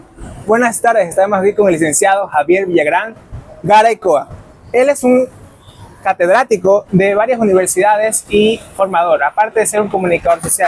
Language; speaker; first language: Spanish; native; Spanish